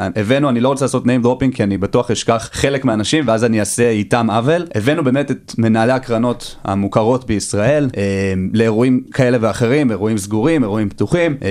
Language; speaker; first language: Hebrew; native; Hebrew